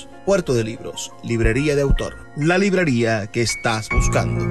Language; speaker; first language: Spanish; native; Spanish